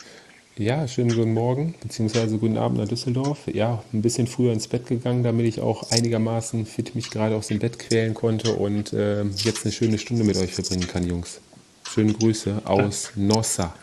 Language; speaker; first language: German; native; German